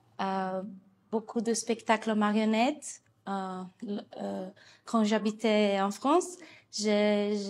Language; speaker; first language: French; non-native, fluent; Portuguese